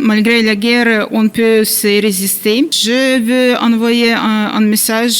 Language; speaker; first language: French; non-native, fluent; Ukrainian